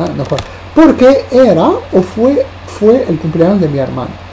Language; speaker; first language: Spanish; non-native, fluent; Arabic